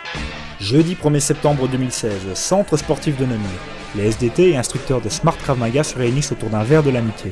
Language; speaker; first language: French; native; French